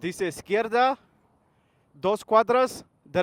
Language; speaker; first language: Spanish; non-native, learner; English